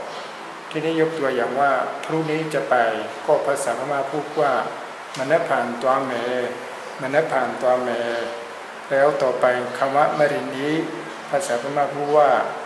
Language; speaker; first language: Thai; non-native, fluent; Burmese